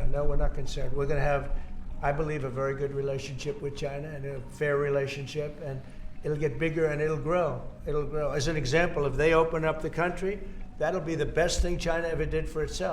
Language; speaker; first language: English; native; English